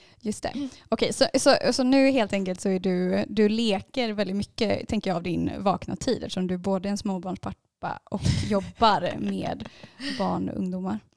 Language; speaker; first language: Swedish; native; Swedish